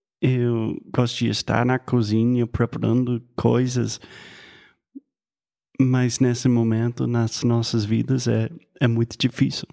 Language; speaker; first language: Portuguese; non-native, fluent; English